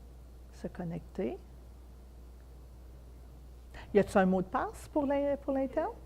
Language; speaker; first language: French; native; French